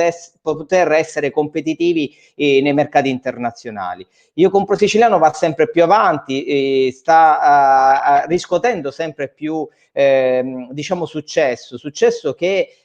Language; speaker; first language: Italian; native; Italian